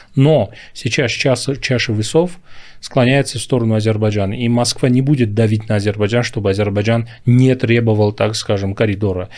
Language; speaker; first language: Russian; non-native, local second language; Armenian